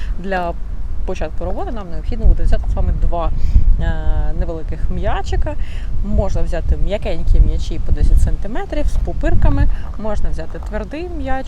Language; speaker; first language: Ukrainian; non-native, local second language; Russian